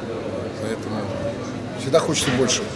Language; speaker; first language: Russian; native; Russian